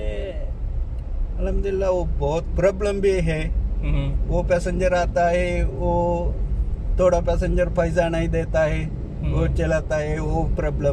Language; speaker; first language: Hindi; non-native, learner; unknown